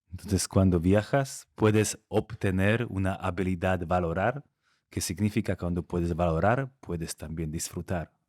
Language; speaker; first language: Spanish; non-native, fluent; Slovak